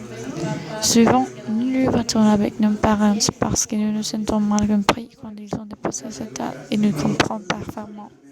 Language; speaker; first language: French; non-native, learner; Spanish